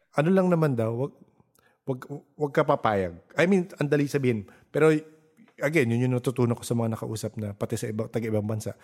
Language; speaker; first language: Filipino; native; Filipino